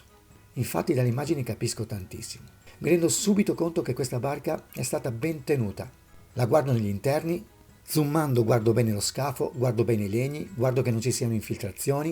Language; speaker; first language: Italian; native; Italian